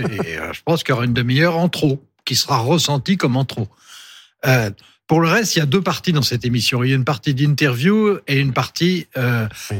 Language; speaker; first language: French; native; French